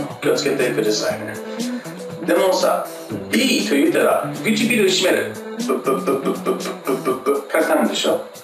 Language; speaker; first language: Japanese; non-native, fluent; English